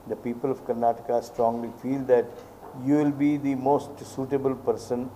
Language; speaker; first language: English; non-native, local second language; Kannada